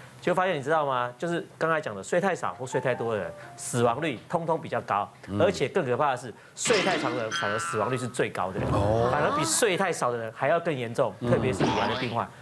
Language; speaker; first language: Chinese; native; Chinese